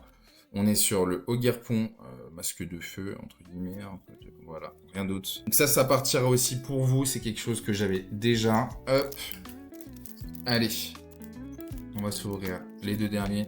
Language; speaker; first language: French; native; French